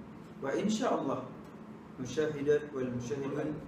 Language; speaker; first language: Arabic; non-native, learner; Malay